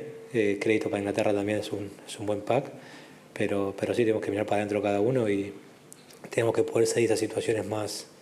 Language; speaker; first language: Spanish; native; Spanish